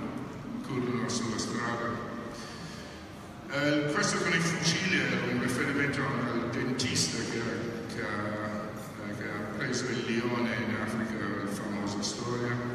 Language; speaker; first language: Italian; non-native, fluent; English